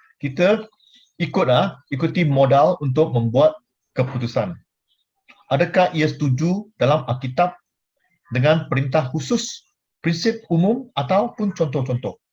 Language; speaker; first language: Malay; non-native, local second language; Chinese